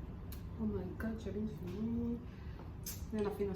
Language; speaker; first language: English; non-native, learner; Haitian Creole